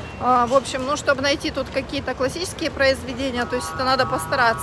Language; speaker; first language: Russian; native; Russian